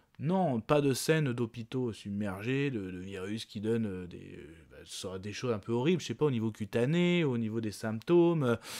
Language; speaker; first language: French; native; French